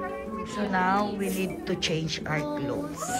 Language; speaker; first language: English; non-native, local second language; Filipino